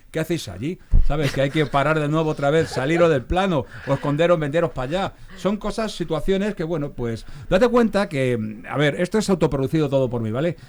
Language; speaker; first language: Spanish; native; Spanish